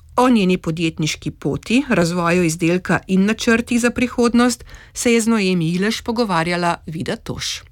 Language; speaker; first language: Slovenian; native; Slovenian